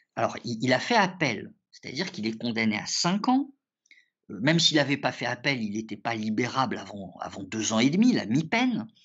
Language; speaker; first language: French; early bilingual, other home language; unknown